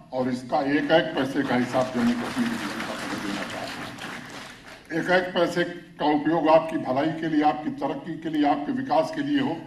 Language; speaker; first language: Hindi; native; Hindi